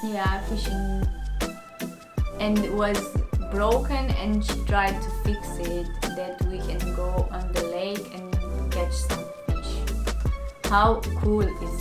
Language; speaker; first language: English; non-native, learner; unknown